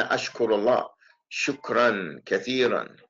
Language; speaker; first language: Arabic; non-native, fluent; English